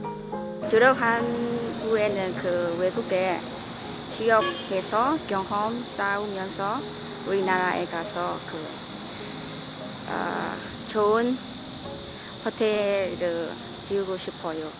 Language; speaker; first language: Korean; non-native, learner; Burmese